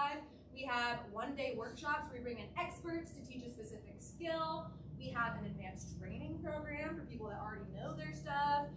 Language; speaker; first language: English; native; English